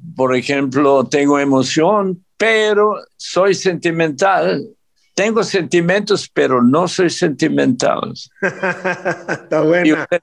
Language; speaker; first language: Spanish; non-native, fluent; Serbian